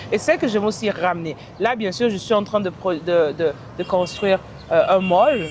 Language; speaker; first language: French; early bilingual, heritage; French